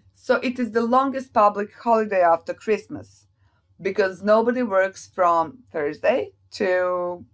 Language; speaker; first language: English; non-native, fluent; Serbian